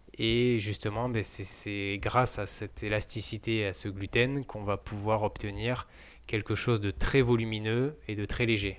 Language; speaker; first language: French; native; French